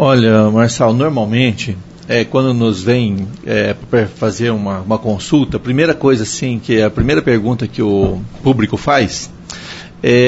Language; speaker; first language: Portuguese; native; Portuguese